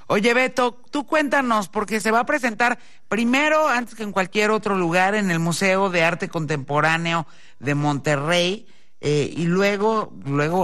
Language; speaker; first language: Spanish; native; Spanish